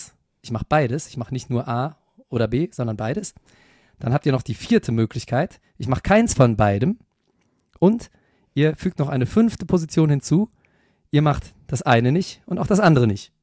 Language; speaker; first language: German; native; German